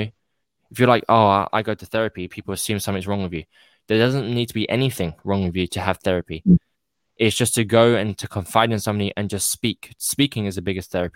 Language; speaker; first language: English; native; English